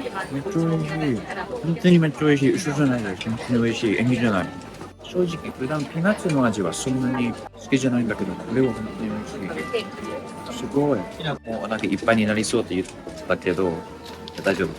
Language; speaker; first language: Japanese; non-native, fluent; English